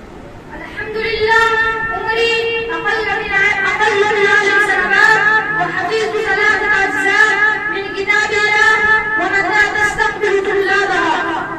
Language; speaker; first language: Arabic; non-native, learner; Urdu